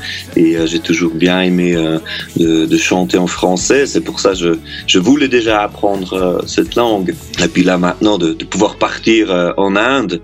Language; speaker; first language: French; native; French